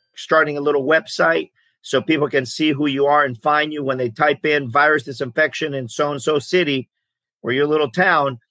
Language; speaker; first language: English; early bilingual, other home language; Greek